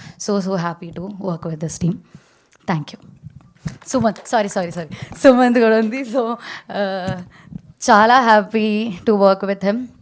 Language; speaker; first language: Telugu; non-native, learner; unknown